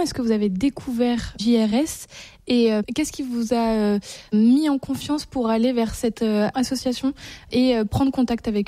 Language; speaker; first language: French; native; French